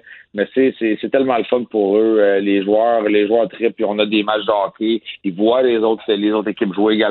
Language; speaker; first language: French; native; French